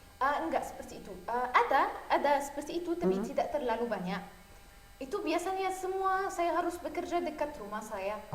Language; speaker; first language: Indonesian; non-native, learner; Arabic